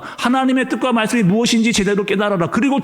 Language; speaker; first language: Korean; native; Korean